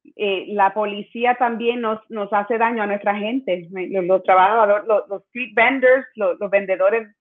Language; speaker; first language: Spanish; early bilingual, heritage; Spanish